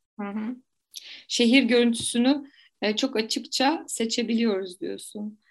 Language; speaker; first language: Turkish; native; Turkish